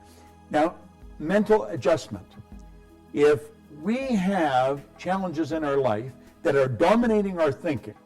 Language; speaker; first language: English; native; English